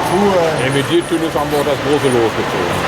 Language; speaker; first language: German; native; German